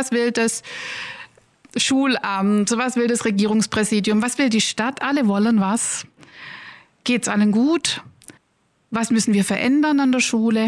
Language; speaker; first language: German; native; German